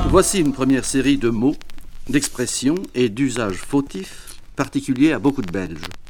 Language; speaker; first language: French; native; French